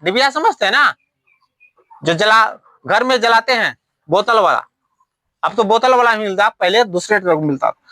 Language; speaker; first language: Hindi; native; Hindi